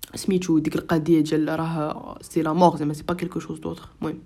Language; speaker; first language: French; non-native, local second language; Arabic